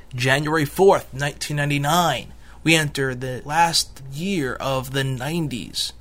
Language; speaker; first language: English; native; English